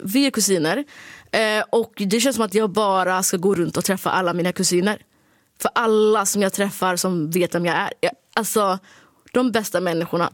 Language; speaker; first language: Swedish; early bilingual, other home language; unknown